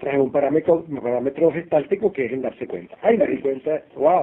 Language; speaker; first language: Spanish; native; Spanish